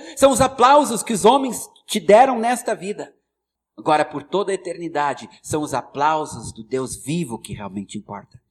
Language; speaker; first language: Portuguese; non-native, fluent; English